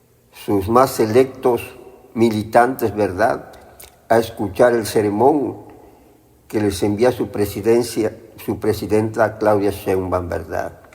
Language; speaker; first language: Spanish; native; Spanish